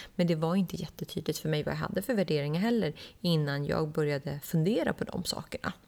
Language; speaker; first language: Swedish; early bilingual, other home language; Persian